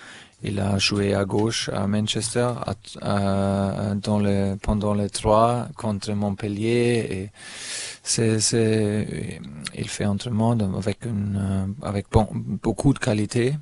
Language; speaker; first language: French; non-native, fluent; German